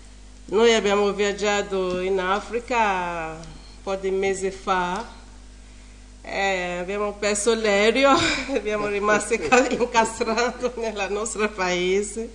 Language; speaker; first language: Italian; non-native, learner; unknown